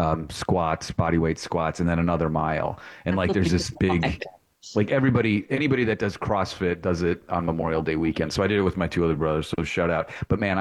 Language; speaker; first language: English; native; English